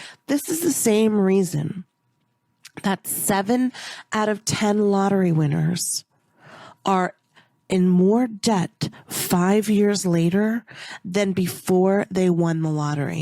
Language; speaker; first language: English; native; English